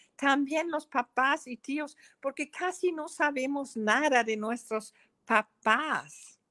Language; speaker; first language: Spanish; non-native, fluent; German